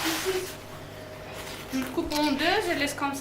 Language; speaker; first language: French; native; French